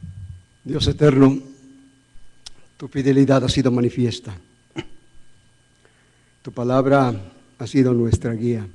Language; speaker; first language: Spanish; native; Spanish